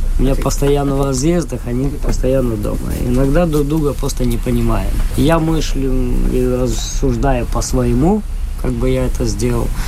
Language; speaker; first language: Russian; non-native, local second language; Ukrainian